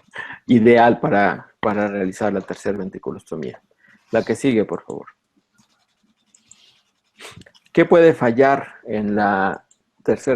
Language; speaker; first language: Spanish; native; Spanish